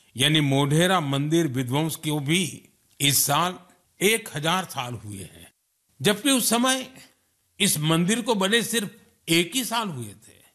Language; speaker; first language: Hindi; non-native, local second language; Gujarati